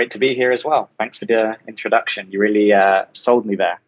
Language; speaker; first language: English; native; English